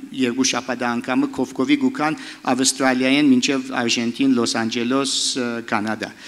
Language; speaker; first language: Armenian; early bilingual, heritage; Armenian